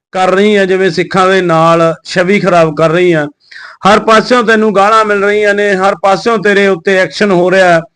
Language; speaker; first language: Punjabi; native; Punjabi